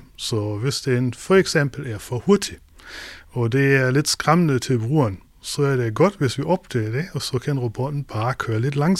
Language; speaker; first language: Danish; non-native, fluent; German